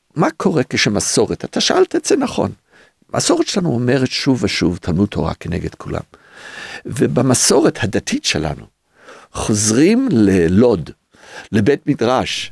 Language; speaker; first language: Hebrew; early bilingual, other home language; English